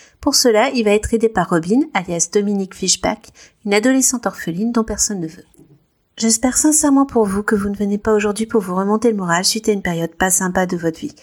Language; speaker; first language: French; native; French